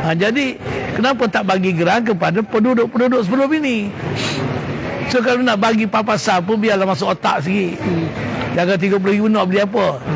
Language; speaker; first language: Malay; native; Malay